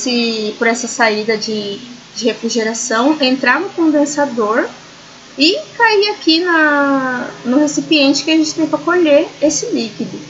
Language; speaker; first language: Portuguese; native; Portuguese